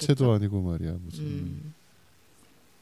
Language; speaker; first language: Korean; native; Korean